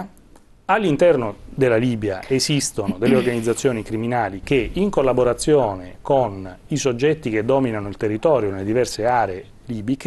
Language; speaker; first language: Italian; native; Italian